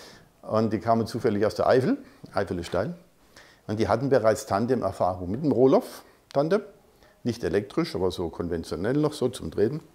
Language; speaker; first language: German; native; German